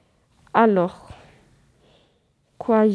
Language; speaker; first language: French; non-native, learner; Spanish